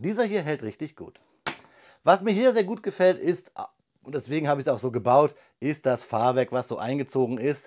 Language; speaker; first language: German; native; German